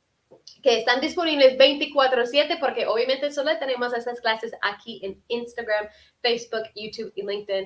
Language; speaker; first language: Spanish; early bilingual, heritage; Spanish